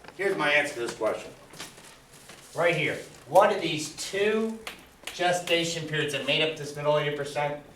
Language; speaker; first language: English; native; English